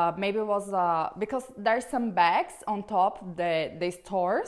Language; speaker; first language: English; non-native, learner; Portuguese